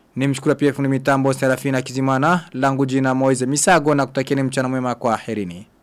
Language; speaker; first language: Swahili; non-native, local second language; Rundi